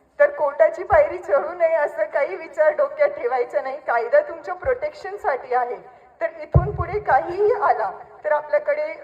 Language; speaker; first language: Marathi; non-native, local second language; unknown